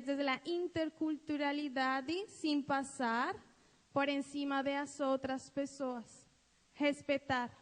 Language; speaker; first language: Portuguese; non-native, fluent; Spanish